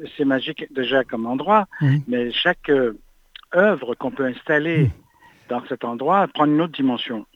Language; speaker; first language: French; native; French